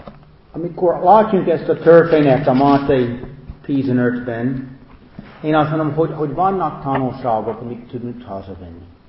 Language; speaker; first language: Hungarian; non-native, fluent; English